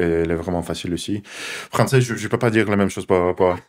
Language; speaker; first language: French; non-native, fluent; Russian